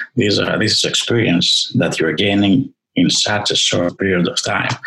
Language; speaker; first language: English; non-native, fluent; Greek